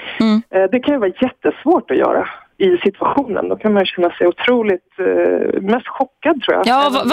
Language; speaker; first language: Swedish; native; Swedish